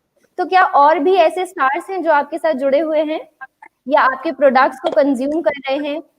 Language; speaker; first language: Hindi; native; Hindi